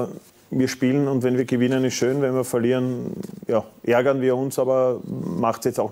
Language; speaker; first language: German; native; German